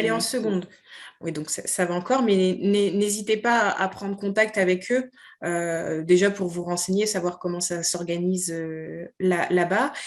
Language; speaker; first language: French; native; French